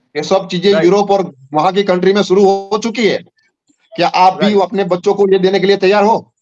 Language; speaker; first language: Hindi; non-native, local second language; Gujarati